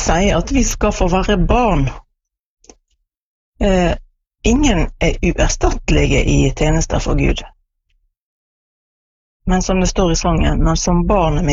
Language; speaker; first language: Norwegian; native; Norwegian